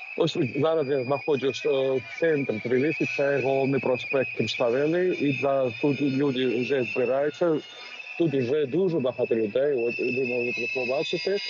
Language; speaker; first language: Ukrainian; non-native, fluent; Georgian